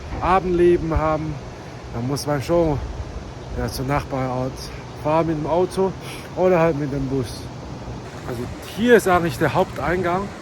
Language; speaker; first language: German; non-native, learner; Chinese